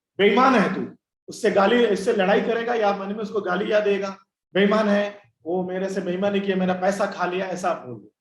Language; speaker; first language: Hindi; non-native, local second language; Bangla